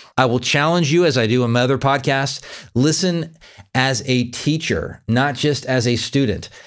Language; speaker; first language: English; native; English